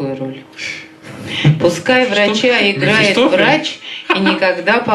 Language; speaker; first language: Russian; native; Russian